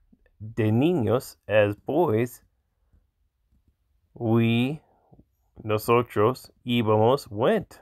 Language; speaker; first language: Spanish; non-native, learner; English